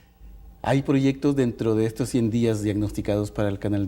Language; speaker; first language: Spanish; native; Spanish